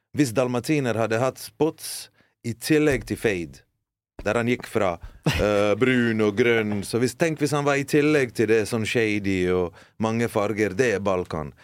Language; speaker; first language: Norwegian; early bilingual, other home language; Bosnian